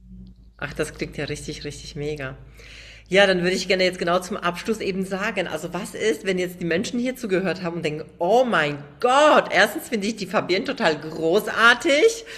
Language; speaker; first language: German; native; German